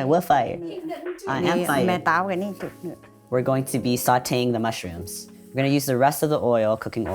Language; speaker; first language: English; early bilingual, other home language; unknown